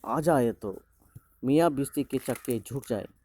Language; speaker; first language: Hindi; non-native, local second language; Malayalam